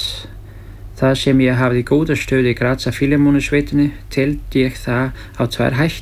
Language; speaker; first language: Icelandic; non-native, fluent; German